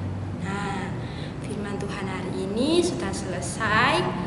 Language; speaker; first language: Indonesian; native; Indonesian